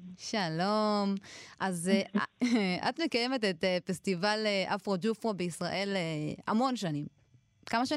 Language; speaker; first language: Hebrew; native; Hebrew